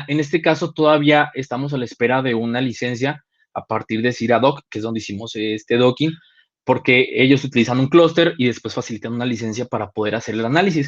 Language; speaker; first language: Spanish; native; Spanish